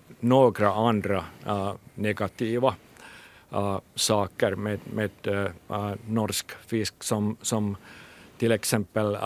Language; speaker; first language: Swedish; non-native, local second language; Finnish